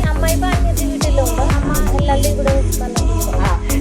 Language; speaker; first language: Malayalam; non-native, local second language; Bangla